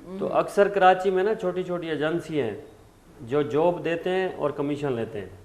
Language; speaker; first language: Urdu; non-native, local second language; Saraiki